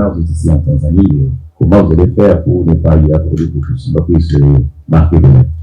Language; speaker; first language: French; non-native, learner; Swahili